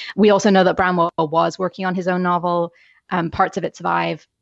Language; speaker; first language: English; native; English